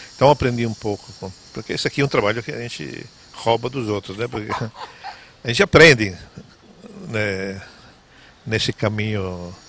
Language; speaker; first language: Portuguese; non-native, fluent; Italian